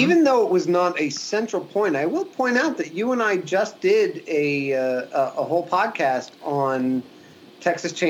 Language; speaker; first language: English; native; English